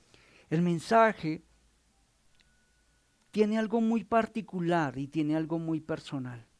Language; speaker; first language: Spanish; native; Spanish